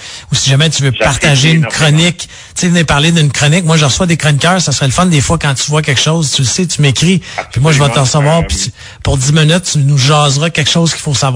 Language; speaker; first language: French; native; French